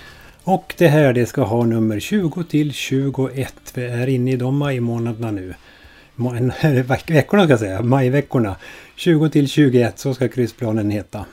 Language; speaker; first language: Swedish; native; Swedish